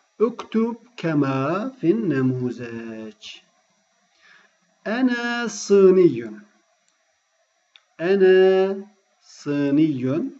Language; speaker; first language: Arabic; non-native, fluent; Turkish